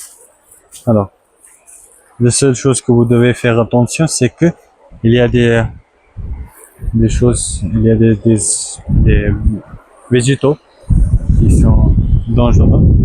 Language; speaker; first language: French; non-native, learner; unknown